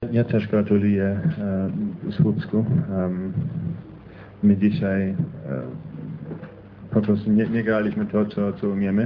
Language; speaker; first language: Polish; non-native, fluent; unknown